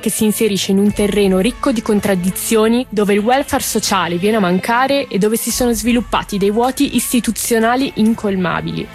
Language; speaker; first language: Italian; native; Italian